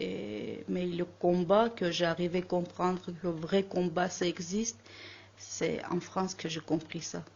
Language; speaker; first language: French; non-native, learner; Armenian